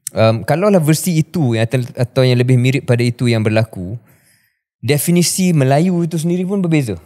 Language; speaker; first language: Malay; native; Malay